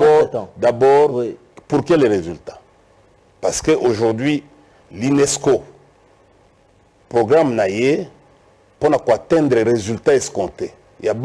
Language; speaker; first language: French; non-native, local second language; Lingala